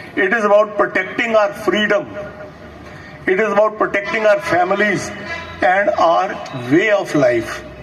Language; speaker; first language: English; non-native, local second language; Punjabi